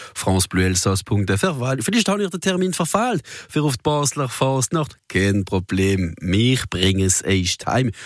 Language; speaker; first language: German; non-native, local second language; Swiss German